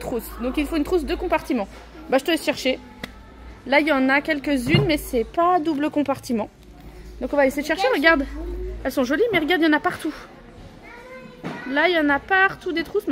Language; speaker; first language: French; native; French